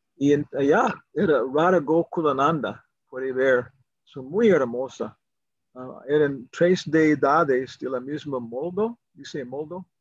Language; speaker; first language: Spanish; non-native, learner; English